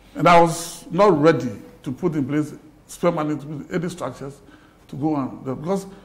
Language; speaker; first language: English; non-native, local second language; Ga